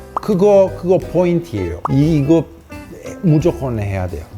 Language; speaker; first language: Korean; non-native, fluent; Italian